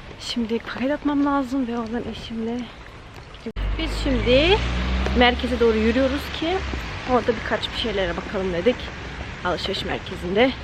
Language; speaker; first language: Turkish; early bilingual, heritage; Turkish